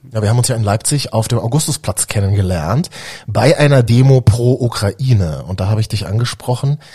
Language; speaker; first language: German; native; German